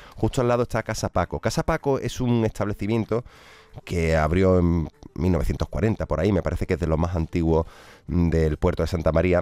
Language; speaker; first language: Spanish; native; Spanish